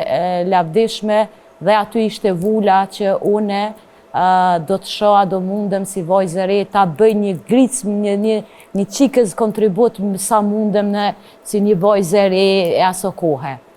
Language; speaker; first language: Albanian; native; Albanian